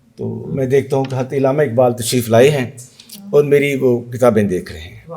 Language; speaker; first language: Urdu; non-native, local second language; Punjabi